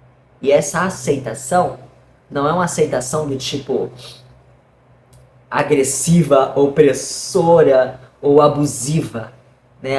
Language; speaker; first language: Portuguese; native; Portuguese